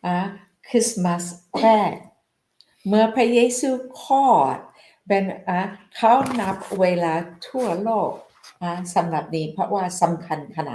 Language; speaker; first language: Thai; non-native, fluent; English